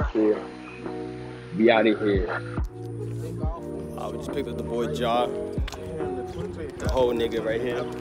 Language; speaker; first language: English; native; English